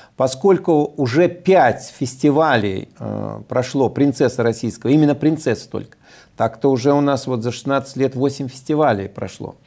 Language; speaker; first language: Russian; native; Russian